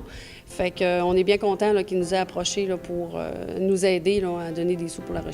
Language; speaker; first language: French; native; French